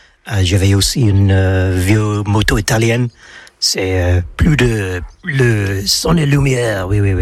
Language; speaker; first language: French; non-native, learner; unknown